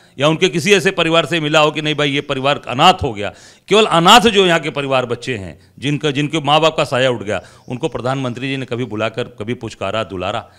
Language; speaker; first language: Hindi; native; Hindi